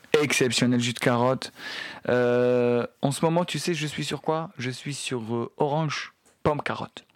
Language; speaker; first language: French; non-native, local second language; Arabic